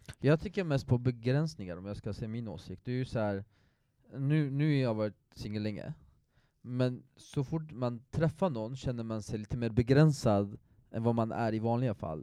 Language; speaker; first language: Swedish; non-native, fluent; Persian